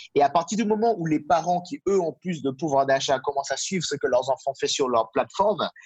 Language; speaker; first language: French; native; French